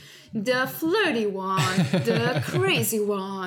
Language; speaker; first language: English; non-native, fluent; Slovak